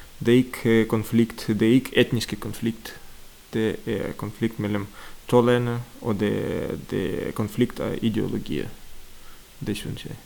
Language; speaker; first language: Danish; non-native, fluent; Russian